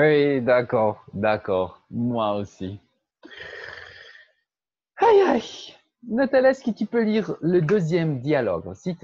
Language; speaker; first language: French; non-native, fluent; Portuguese